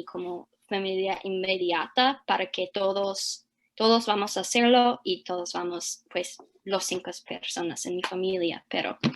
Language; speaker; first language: Spanish; early bilingual, heritage; English